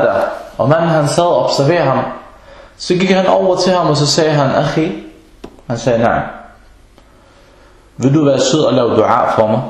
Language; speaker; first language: Danish; early bilingual, other home language; Arabic